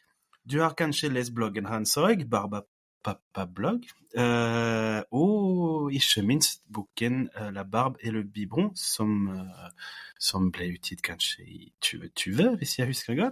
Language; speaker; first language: Norwegian; non-native, fluent; French